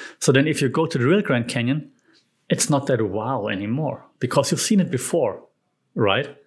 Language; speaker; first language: English; non-native, fluent; German